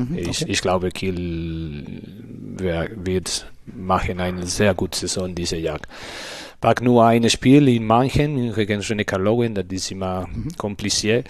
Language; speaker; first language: German; non-native, learner; Spanish